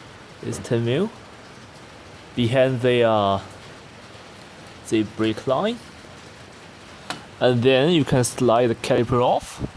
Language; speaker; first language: English; non-native, learner; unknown